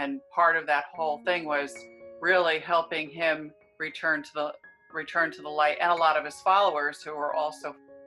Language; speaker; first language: English; native; English